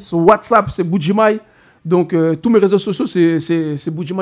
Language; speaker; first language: French; non-native, local second language; Lingala